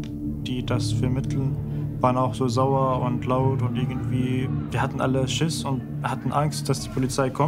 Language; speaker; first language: German; non-native, fluent; Arabic